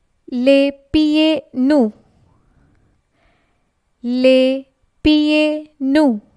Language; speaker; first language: French; non-native, fluent; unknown